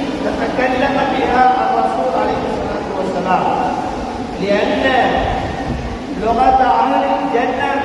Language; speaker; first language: Arabic; non-native, learner; Tamil